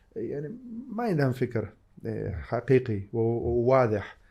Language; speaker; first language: Arabic; non-native, fluent; Spanish